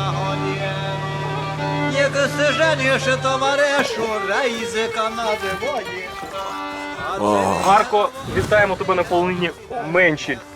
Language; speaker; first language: Ukrainian; native; Ukrainian